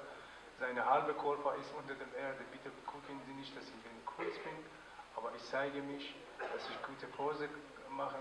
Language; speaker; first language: German; non-native, learner; Persian